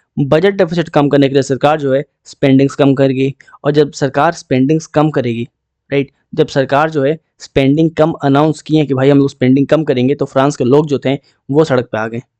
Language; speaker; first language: Hindi; native; Hindi